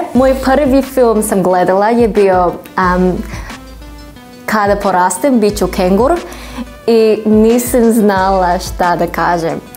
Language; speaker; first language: Serbian; non-native, learner; English